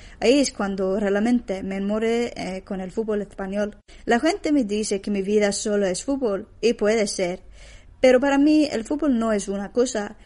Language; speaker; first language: Spanish; non-native, fluent; Swedish